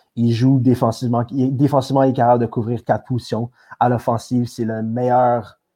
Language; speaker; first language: French; native; French